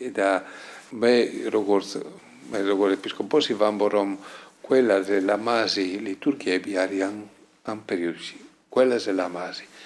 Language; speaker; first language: Georgian; non-native, fluent; Italian